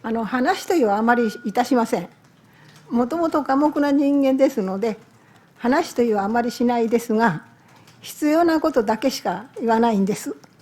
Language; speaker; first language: Japanese; native; Japanese